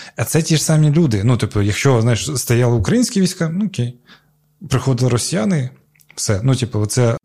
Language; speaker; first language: Ukrainian; non-native, local second language; Crimean Tatar